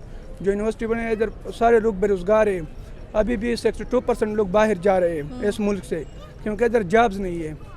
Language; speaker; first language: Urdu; non-native, local second language; Pashto